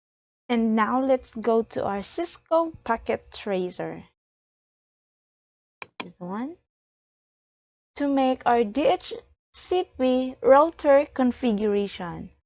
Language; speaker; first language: English; non-native, learner; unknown